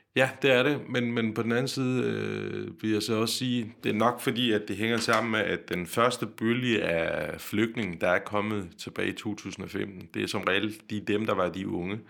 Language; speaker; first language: Danish; non-native, fluent; Turkish